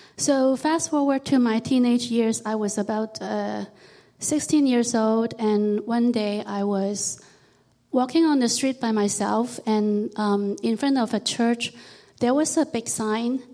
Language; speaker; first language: English; non-native, local second language; Cantonese